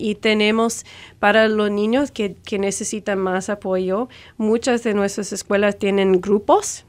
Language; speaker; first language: Spanish; non-native, fluent; English